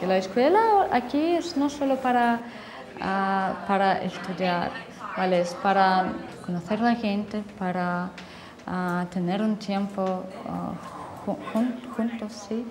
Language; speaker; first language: Spanish; non-native, learner; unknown